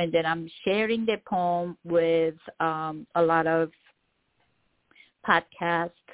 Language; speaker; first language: English; non-native, fluent; Korean